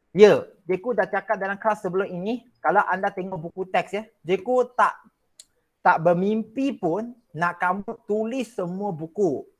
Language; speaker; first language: Malay; non-native, local second language; Chinese